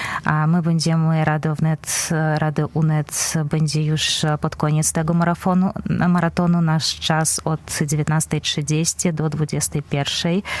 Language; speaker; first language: Polish; non-native, fluent; Belarusian